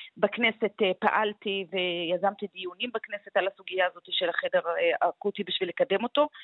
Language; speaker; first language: Hebrew; non-native, local second language; Arabic